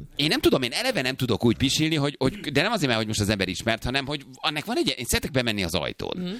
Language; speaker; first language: Hungarian; native; Hungarian